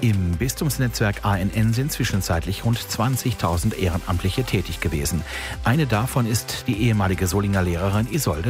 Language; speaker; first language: German; native; German